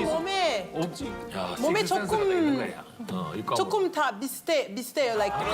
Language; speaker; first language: Korean; non-native, learner; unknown